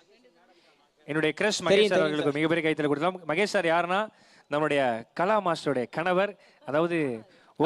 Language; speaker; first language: Tamil; native; Tamil